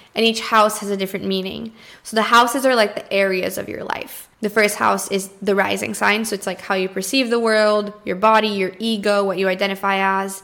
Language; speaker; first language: English; early bilingual, other home language; Portuguese